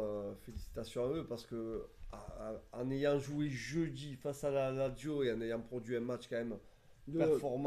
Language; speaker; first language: French; native; French